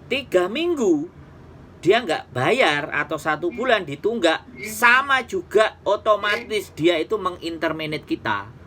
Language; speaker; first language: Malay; non-native, local second language; Javanese